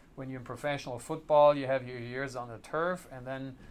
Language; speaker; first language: English; non-native, fluent; German